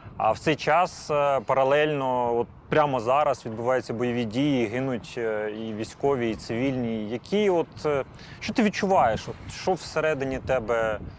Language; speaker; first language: Ukrainian; native; Ukrainian